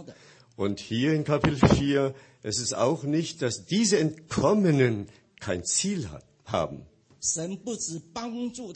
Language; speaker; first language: German; non-native, fluent; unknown